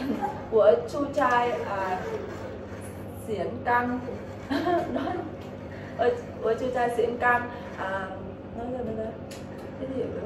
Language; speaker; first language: Chinese; non-native, learner; Vietnamese